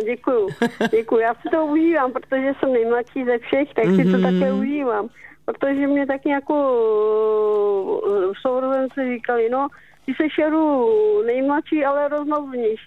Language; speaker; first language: Czech; native; Czech